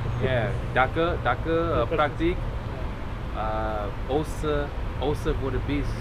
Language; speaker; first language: Romanian; non-native, learner; English